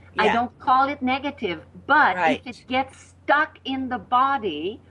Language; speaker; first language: English; non-native, fluent; French